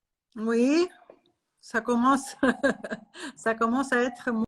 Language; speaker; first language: French; non-native, learner; Russian